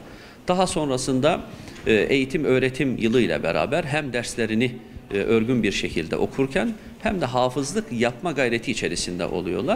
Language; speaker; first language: Turkish; native; Turkish